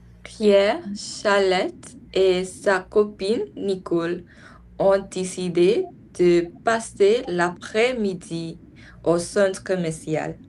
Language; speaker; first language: French; non-native, learner; English